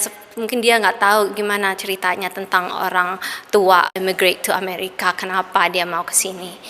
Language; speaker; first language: Indonesian; early bilingual, heritage; Indonesian